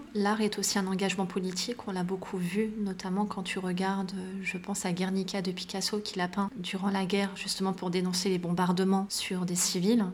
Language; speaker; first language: French; early bilingual, other home language; Arabic